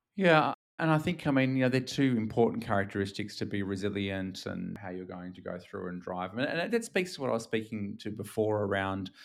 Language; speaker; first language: English; native; English